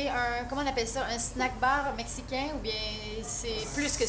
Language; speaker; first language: French; native; French